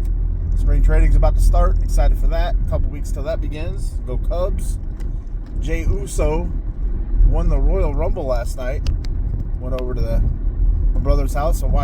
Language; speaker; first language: English; native; English